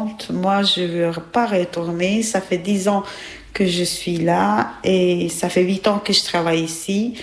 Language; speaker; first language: French; non-native, learner; Albanian